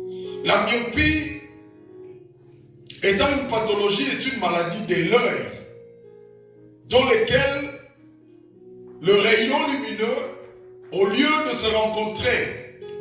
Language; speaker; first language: French; non-native, local second language; Lingala